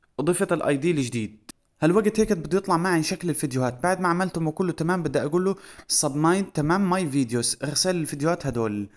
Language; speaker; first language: Arabic; native; Arabic